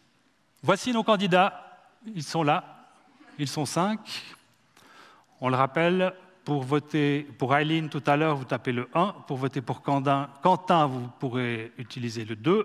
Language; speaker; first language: French; native; French